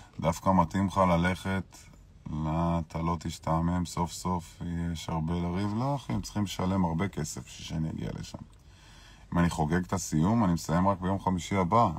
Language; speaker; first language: Hebrew; native; Hebrew